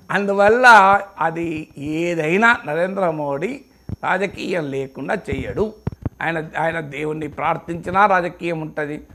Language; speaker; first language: Telugu; native; Telugu